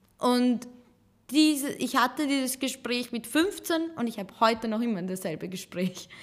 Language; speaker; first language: German; early bilingual, other home language; Serbian